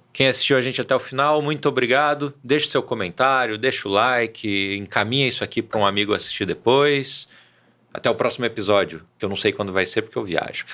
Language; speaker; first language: Portuguese; native; Portuguese